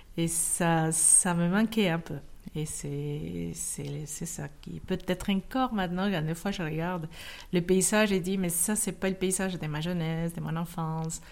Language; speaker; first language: French; non-native, fluent; Spanish